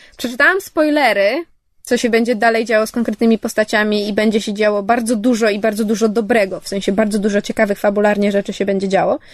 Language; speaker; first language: Polish; early bilingual, heritage; English